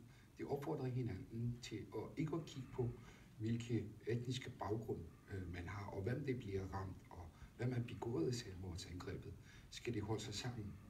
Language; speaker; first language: Danish; non-native, fluent; Turkish